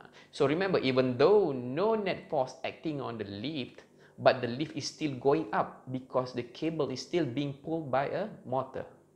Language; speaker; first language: English; non-native, local second language; Malay